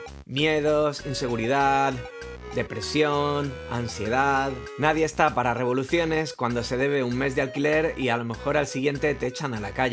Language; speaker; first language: Spanish; native; Spanish